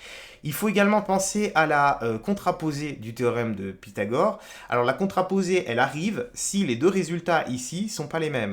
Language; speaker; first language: French; native; French